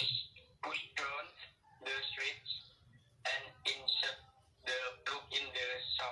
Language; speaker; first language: English; non-native, learner; Indonesian